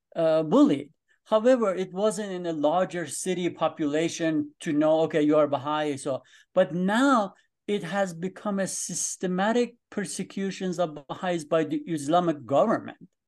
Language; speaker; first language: English; non-native, fluent; Persian